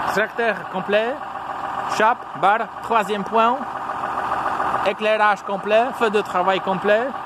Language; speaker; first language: French; non-native, fluent; Polish